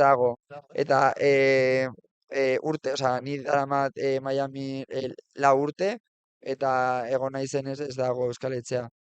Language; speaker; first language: Basque; non-native, local second language; Spanish